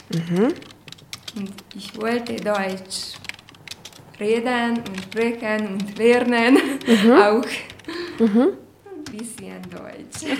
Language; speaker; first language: German; non-native, learner; Hungarian